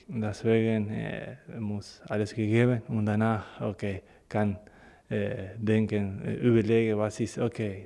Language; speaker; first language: German; non-native, learner; Spanish